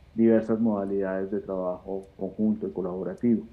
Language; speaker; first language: Spanish; native; Spanish